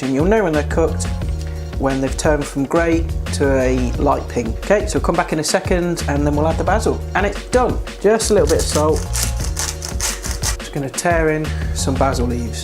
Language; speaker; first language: English; native; English